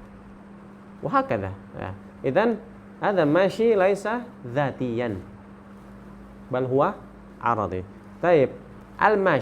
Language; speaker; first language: Arabic; non-native, fluent; Indonesian